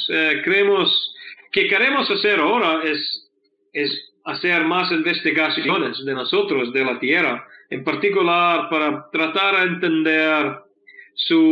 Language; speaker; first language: Spanish; non-native, fluent; English